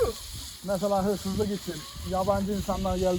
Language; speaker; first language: Turkish; native; Turkish